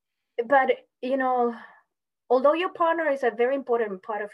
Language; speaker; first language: English; non-native, fluent; Spanish